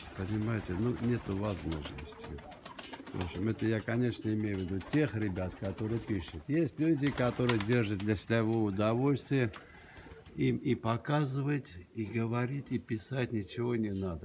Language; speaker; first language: Russian; native; Russian